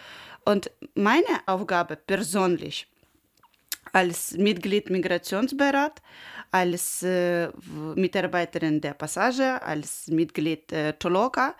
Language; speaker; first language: German; non-native, learner; Ukrainian